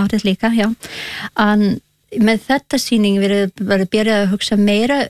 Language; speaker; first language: Icelandic; non-native, learner; Spanish